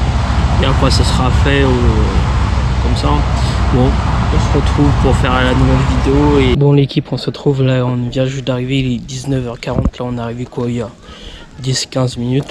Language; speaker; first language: French; native; French